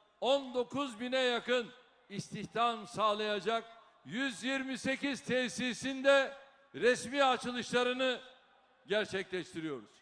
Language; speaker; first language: Turkish; native; Turkish